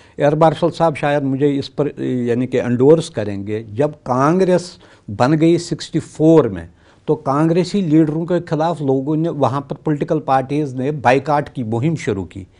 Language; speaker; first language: Hindi; non-native, local second language; Kashmiri